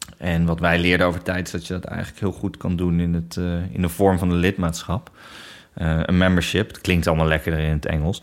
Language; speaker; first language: Dutch; native; Dutch